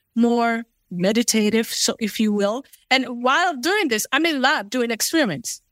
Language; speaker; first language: English; non-native, local second language; Fula